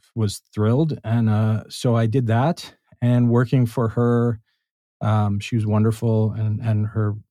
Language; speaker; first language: English; native; English